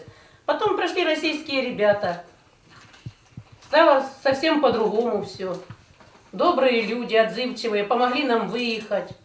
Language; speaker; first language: Russian; native; Russian